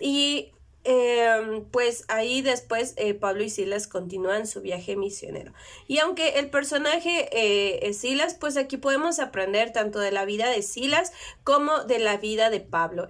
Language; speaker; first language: Spanish; native; Spanish